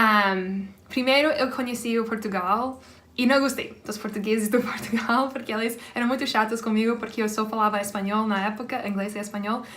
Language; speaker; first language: Portuguese; non-native, fluent; English